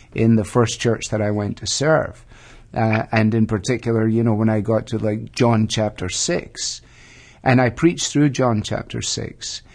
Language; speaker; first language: English; native; English